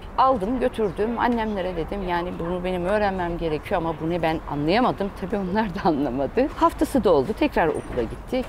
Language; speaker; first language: Turkish; early bilingual, heritage; Turkish